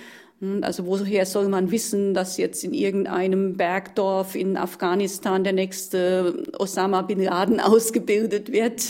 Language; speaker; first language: German; native; German